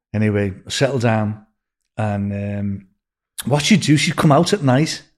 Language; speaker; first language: English; native; English